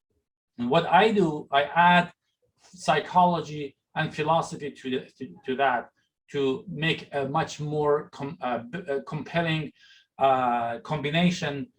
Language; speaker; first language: English; non-native, fluent; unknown